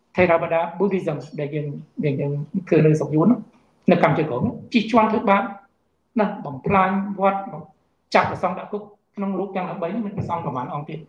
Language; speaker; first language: Khmer; native; Khmer